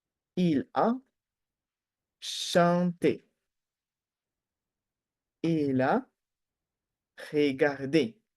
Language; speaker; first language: French; non-native, fluent; Spanish